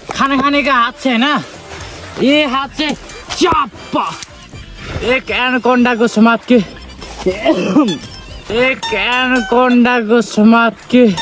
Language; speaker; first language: Hindi; non-native, learner; Nepali